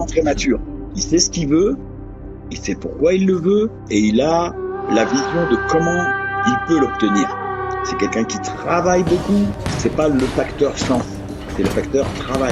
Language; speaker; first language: French; native; French